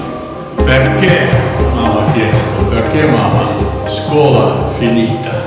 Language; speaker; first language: Italian; non-native, learner; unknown